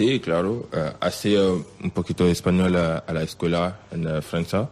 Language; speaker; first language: Spanish; non-native, learner; French